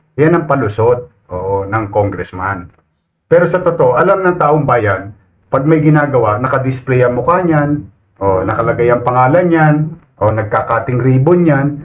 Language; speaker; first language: Filipino; native; Filipino